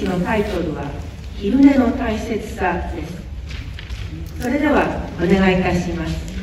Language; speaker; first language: Japanese; native; Japanese